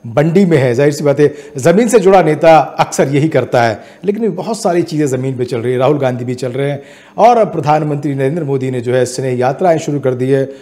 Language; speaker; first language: Hindi; native; Hindi